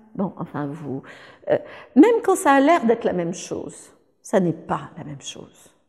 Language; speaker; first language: French; native; French